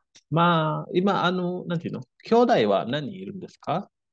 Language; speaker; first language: Japanese; non-native, fluent; Indonesian